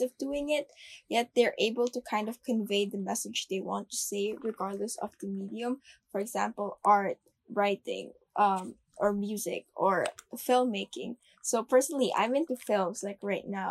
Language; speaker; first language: English; non-native, local second language; Filipino